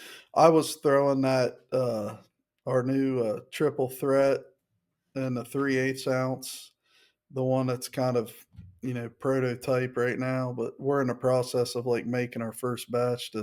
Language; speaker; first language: English; native; English